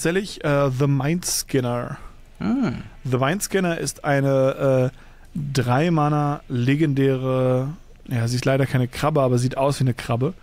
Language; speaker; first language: German; native; German